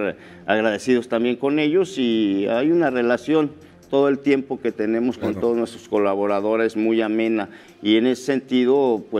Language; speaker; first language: Spanish; native; Spanish